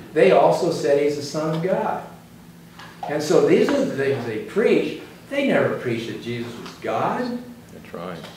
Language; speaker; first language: English; native; English